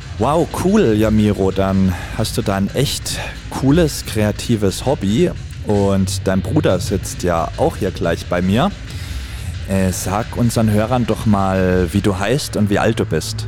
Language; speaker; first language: German; native; German